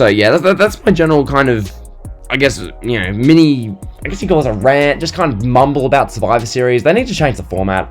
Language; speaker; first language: English; native; English